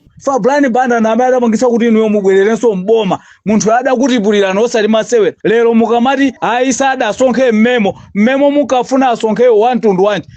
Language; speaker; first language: Nyanja; native; Nyanja